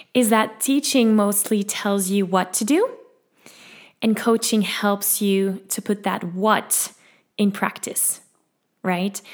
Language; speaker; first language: English; non-native, fluent; Dutch